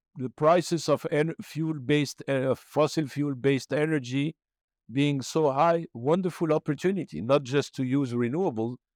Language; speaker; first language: English; non-native, fluent; Arabic